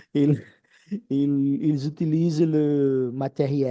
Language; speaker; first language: French; non-native, fluent; Portuguese